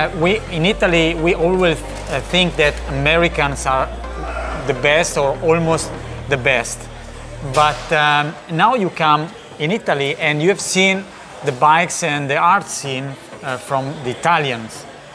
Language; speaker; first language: English; non-native, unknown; Italian